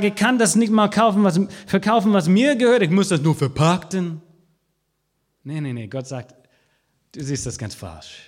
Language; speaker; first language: German; non-native, fluent; English